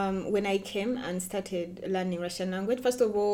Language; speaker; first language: English; non-native, local second language; Ganda